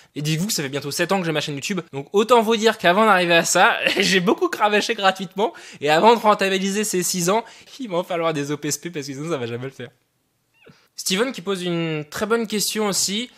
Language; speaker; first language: French; native; French